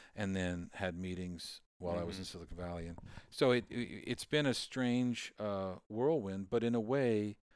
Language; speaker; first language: English; native; English